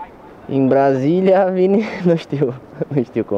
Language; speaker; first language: Romanian; non-native, learner; Portuguese